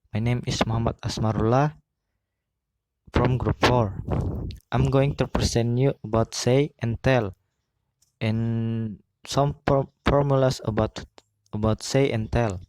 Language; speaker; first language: English; non-native, learner; Indonesian